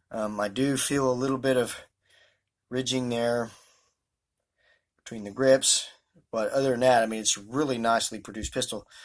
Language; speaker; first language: English; native; English